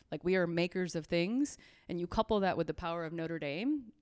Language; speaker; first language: English; native; English